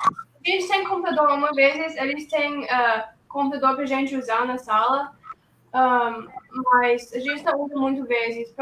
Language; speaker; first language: Portuguese; early bilingual, heritage; Portuguese